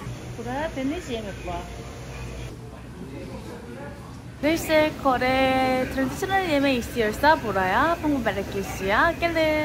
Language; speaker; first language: Turkish; non-native, learner; Korean